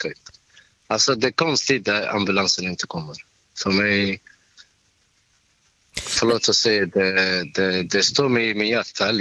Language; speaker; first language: Swedish; non-native, fluent; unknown